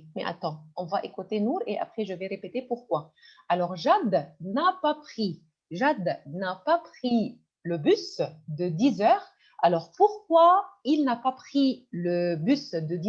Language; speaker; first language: French; non-native, fluent; Arabic